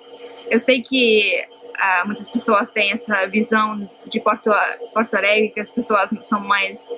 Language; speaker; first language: Portuguese; non-native, fluent; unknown